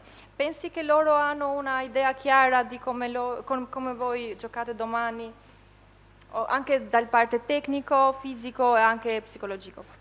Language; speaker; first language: Italian; non-native, fluent; Albanian